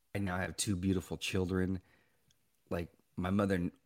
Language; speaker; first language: English; native; English